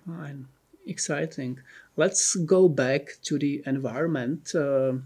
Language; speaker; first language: English; non-native, fluent; Czech